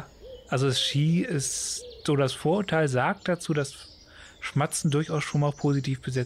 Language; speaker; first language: German; native; German